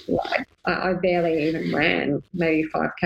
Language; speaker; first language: English; native; English